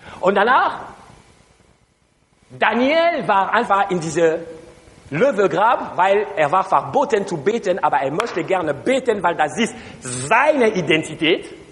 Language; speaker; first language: German; non-native, learner; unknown